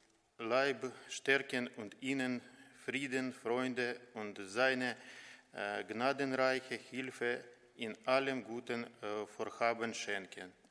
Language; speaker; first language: German; non-native, learner; Ukrainian